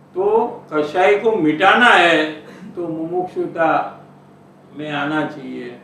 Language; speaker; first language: Hindi; non-native, local second language; Gujarati